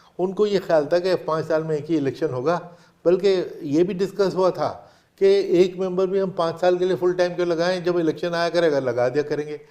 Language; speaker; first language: Hindi; native; Hindi